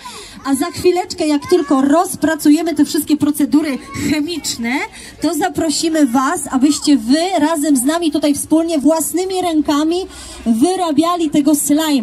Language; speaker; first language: Polish; native; Polish